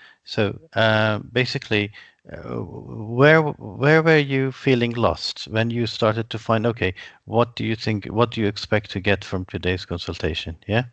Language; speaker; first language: English; non-native, fluent; Persian